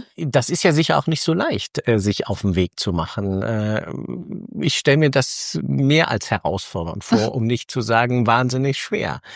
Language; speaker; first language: German; native; German